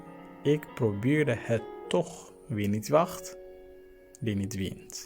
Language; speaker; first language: Dutch; non-native, fluent; Tigrinya